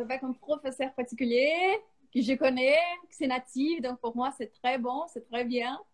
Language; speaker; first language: French; non-native, fluent; Portuguese